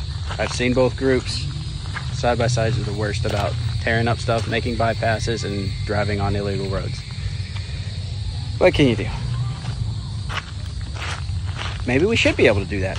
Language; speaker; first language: English; native; English